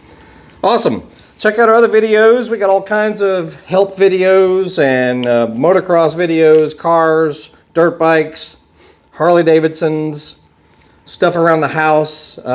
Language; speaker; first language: English; native; English